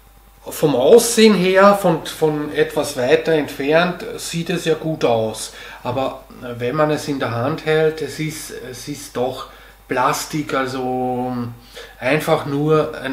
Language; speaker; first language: German; native; German